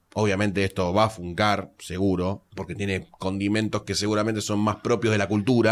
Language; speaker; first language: Spanish; native; Spanish